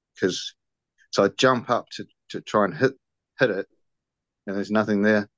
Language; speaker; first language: English; native; English